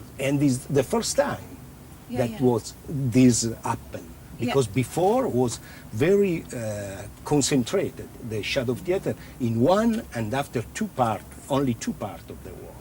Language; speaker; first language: English; non-native, learner; Italian